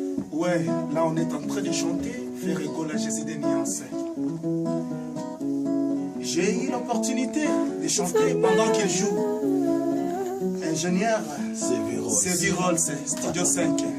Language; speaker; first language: French; non-native, local second language; Lingala